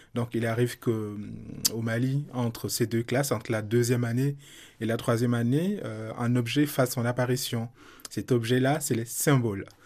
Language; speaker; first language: French; non-native, local second language; Soninke